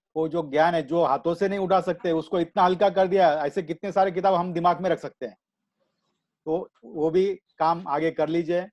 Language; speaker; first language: Hindi; non-native, local second language; Marathi